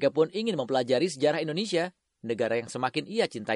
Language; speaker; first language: Indonesian; native; Indonesian